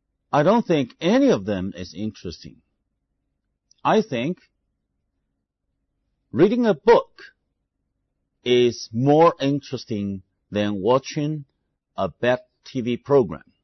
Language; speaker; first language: English; non-native, fluent; Chinese